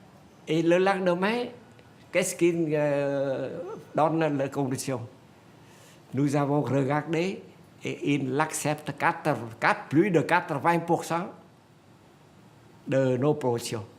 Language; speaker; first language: French; non-native, fluent; Vietnamese